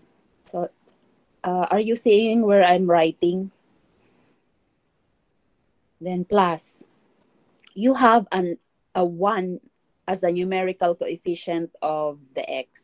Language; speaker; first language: English; non-native, local second language; Filipino